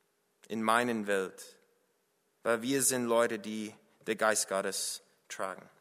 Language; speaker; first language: German; non-native, fluent; English